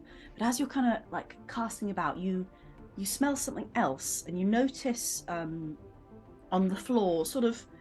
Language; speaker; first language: English; native; English